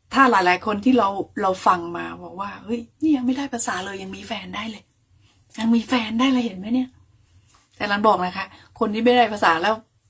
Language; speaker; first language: Thai; native; Thai